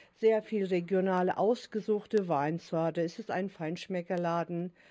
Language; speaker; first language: German; early bilingual, other home language; Turkish